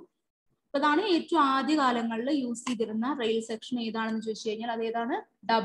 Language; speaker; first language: Malayalam; native; Malayalam